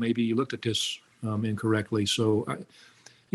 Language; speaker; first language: English; native; English